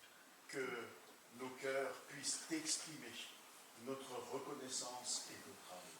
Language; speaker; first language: French; native; French